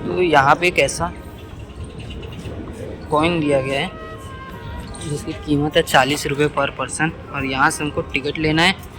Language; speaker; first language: Hindi; native; Hindi